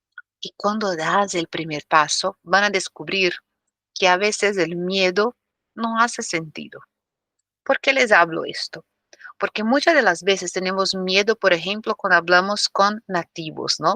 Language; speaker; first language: Spanish; non-native, fluent; Portuguese